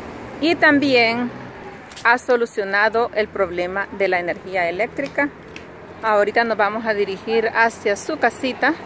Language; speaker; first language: Spanish; native; Spanish